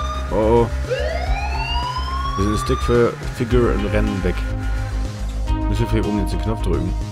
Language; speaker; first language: German; native; German